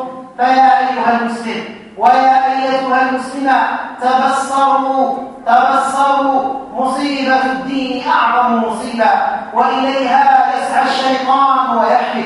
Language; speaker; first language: Arabic; native; Arabic